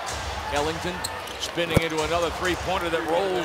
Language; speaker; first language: English; native; English